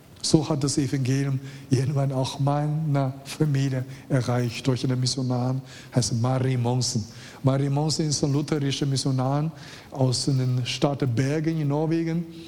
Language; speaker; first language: German; non-native, fluent; Chinese